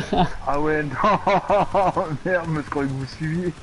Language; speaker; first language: French; native; French